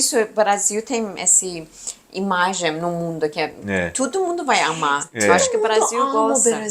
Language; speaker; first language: Portuguese; non-native, learner; Persian